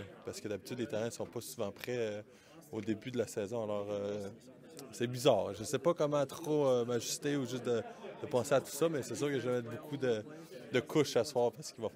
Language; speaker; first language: French; native; French